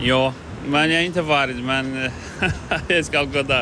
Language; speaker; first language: Swedish; non-native, learner; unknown